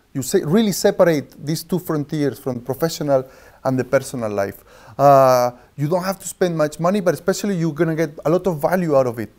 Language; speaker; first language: English; non-native, fluent; Spanish